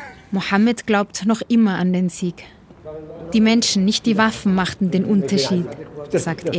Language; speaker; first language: German; native; German